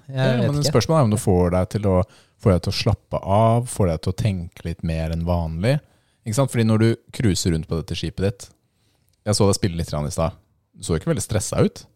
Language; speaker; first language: Norwegian; native; Norwegian